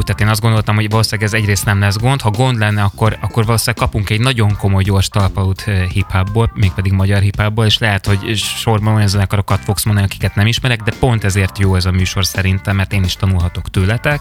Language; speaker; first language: Hungarian; native; Hungarian